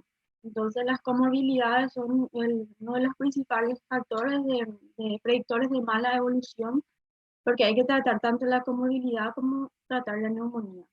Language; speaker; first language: Spanish; native; Spanish